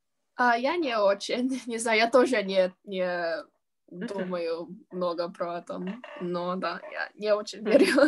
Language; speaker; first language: Russian; non-native, learner; English